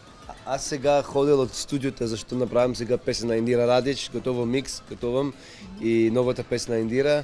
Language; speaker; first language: Bulgarian; non-native, learner; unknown